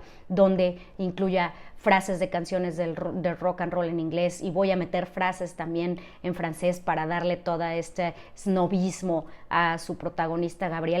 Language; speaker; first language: Spanish; native; Spanish